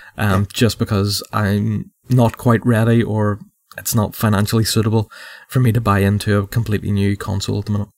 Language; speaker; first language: English; native; English